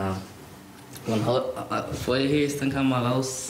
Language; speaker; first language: German; non-native, learner; Somali